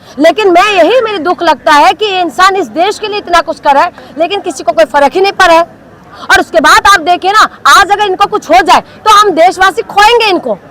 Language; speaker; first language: Hindi; non-native, local second language; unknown